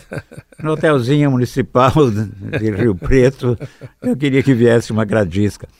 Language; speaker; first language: Portuguese; native; Portuguese